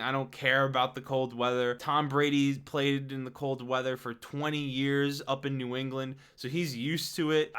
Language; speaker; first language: English; native; English